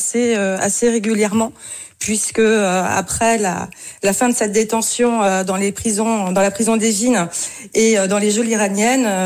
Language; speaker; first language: French; native; French